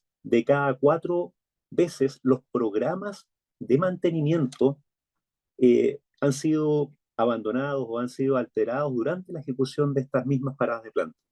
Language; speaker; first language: Spanish; native; Spanish